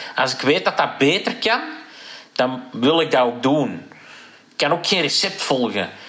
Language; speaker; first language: Dutch; native; Dutch